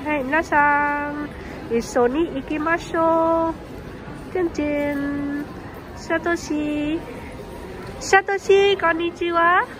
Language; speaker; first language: Japanese; non-native, learner; Vietnamese